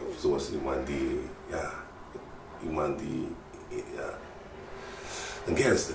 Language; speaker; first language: Dutch; non-native, fluent; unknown